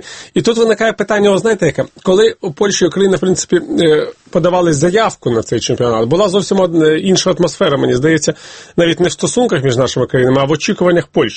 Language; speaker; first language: Ukrainian; native; Ukrainian